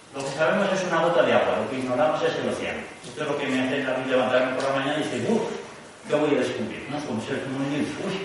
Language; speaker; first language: Spanish; native; Spanish